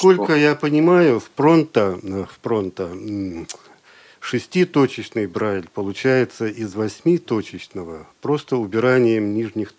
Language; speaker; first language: Russian; native; Russian